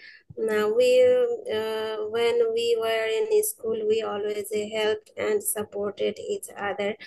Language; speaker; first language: English; non-native, learner; Bangla